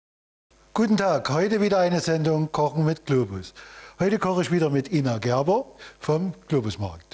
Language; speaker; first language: German; native; German